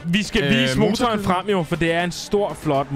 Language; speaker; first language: Danish; native; Danish